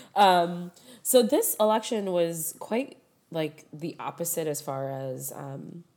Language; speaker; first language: English; native; English